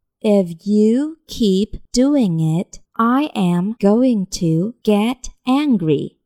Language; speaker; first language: English; non-native, fluent; Chinese